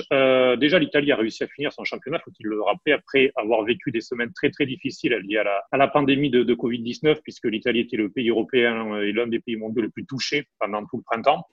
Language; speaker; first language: French; native; French